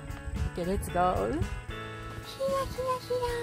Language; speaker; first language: English; non-native, learner; Japanese